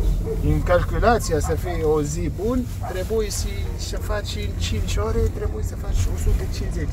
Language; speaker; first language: Romanian; non-native, learner; Arabic